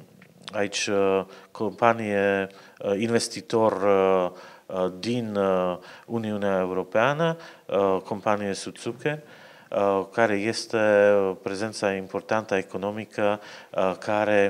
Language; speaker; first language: Romanian; non-native, fluent; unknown